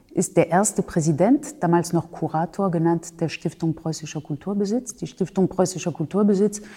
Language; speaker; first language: German; non-native, fluent; French